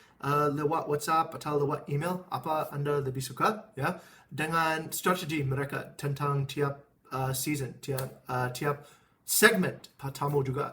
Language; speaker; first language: Indonesian; non-native, fluent; English